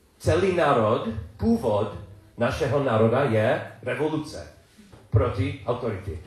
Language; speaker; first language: Czech; non-native, learner; English